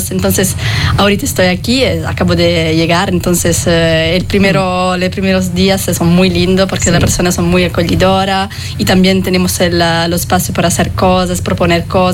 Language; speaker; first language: Spanish; non-native, fluent; Italian